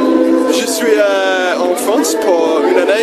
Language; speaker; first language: French; non-native, learner; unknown